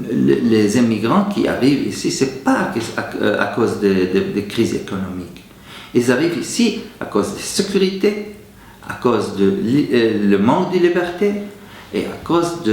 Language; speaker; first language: French; non-native, fluent; Arabic